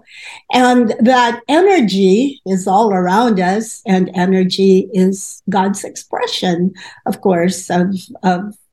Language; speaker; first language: English; non-native, local second language; Filipino